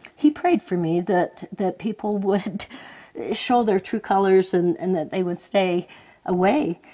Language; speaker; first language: English; native; English